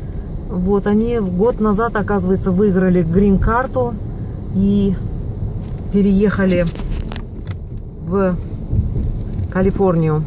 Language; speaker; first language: Russian; native; Russian